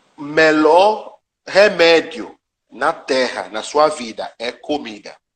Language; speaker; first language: Portuguese; non-native, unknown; Yoruba